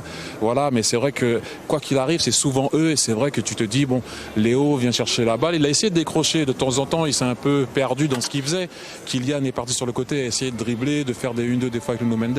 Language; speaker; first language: French; native; French